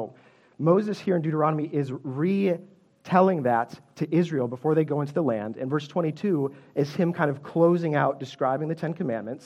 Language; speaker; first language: English; native; English